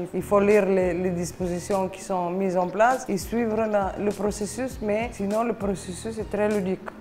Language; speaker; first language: French; non-native, fluent; Bulgarian